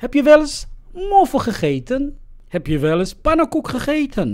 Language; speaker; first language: Dutch; non-native, fluent; Somali